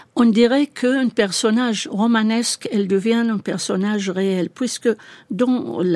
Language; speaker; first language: French; non-native, fluent; Arabic